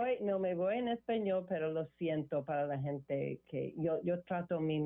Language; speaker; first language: Spanish; non-native, learner; English